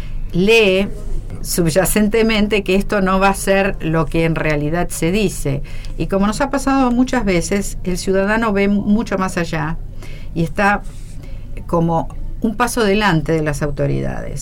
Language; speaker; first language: Spanish; native; Spanish